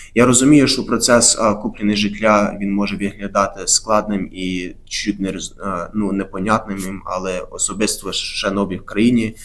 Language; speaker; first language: Ukrainian; early bilingual, heritage; Ukrainian